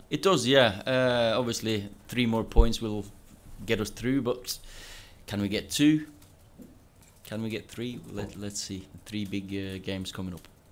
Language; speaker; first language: English; non-native, fluent; Norwegian